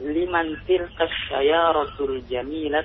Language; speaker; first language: Arabic; non-native, learner; Indonesian